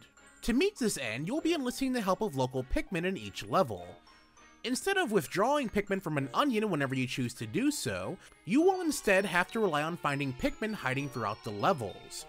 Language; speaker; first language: English; native; English